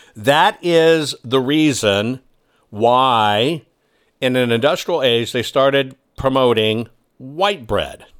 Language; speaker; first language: English; early bilingual, other home language; German